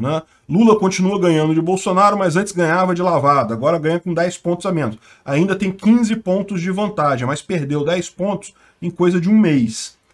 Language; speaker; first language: Portuguese; native; Portuguese